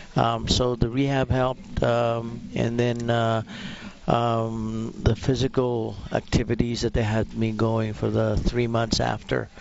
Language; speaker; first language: English; non-native, local second language; Filipino